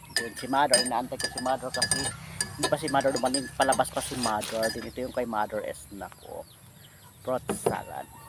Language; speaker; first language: Filipino; native; Filipino